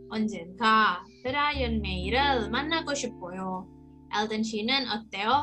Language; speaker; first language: Korean; non-native, learner; Indonesian